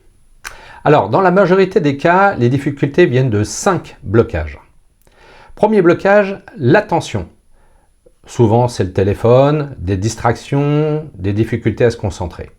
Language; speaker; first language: French; native; French